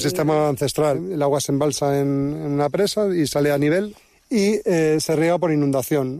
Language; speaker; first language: Spanish; native; Spanish